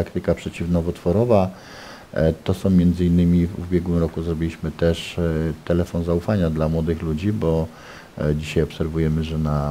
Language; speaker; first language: Polish; native; Polish